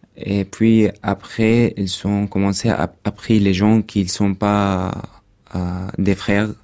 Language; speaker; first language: French; non-native, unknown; Arabic